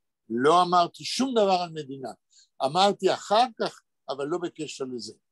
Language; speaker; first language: Hebrew; non-native, fluent; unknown